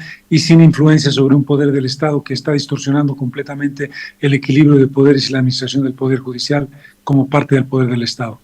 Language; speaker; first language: Spanish; native; Spanish